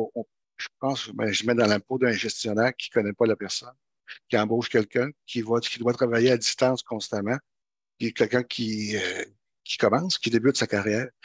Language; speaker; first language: French; native; French